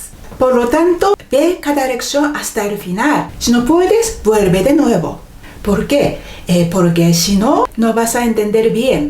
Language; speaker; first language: Spanish; non-native, fluent; Japanese